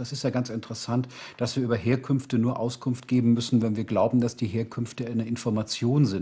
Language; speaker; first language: German; native; German